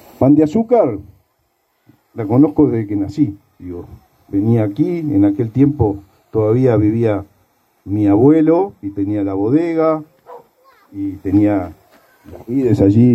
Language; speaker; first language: Spanish; native; Spanish